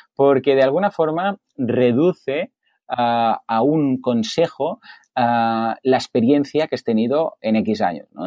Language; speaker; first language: Spanish; native; Spanish